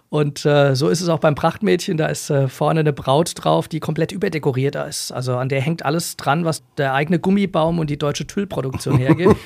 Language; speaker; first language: German; native; German